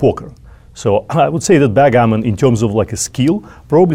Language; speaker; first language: English; non-native, fluent; Russian